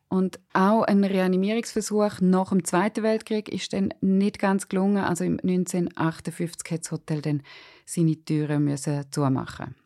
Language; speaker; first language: German; native; German